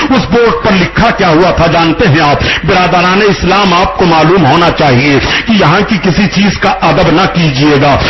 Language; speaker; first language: Urdu; native; Urdu